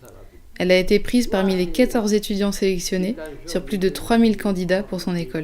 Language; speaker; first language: French; native; French